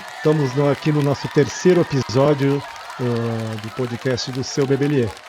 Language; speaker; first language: Portuguese; native; Portuguese